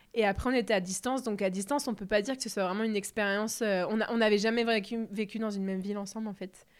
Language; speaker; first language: French; native; French